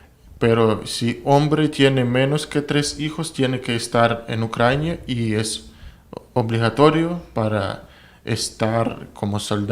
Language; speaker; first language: Spanish; non-native, learner; Russian